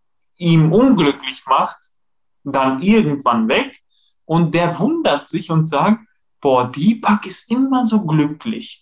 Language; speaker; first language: German; non-native, fluent; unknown